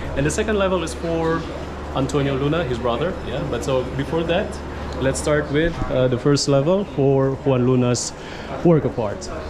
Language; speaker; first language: English; non-native, local second language; Filipino